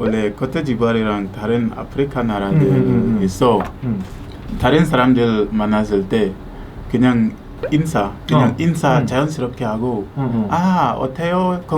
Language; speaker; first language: Korean; non-native, learner; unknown